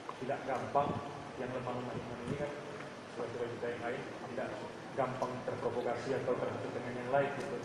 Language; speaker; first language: Indonesian; native; Indonesian